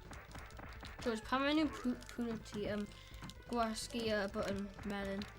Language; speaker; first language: Welsh; non-native, local second language; English